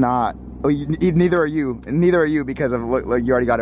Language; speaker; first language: English; native; English